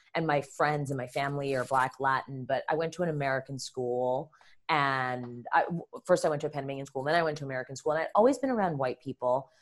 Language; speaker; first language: English; early bilingual, other home language; Spanish